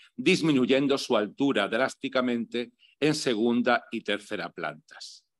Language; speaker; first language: Spanish; native; Spanish